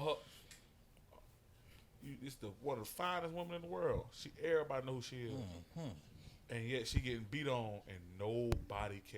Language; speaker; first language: English; native; English